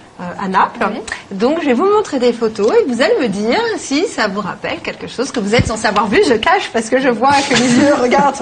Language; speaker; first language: French; native; French